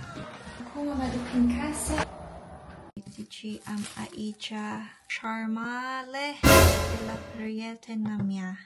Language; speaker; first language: Romanian; non-native, learner; Filipino